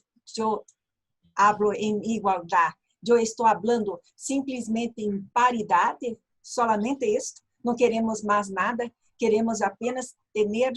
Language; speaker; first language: Spanish; non-native, learner; Portuguese